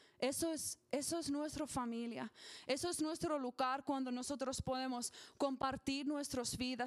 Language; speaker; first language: Spanish; non-native, learner; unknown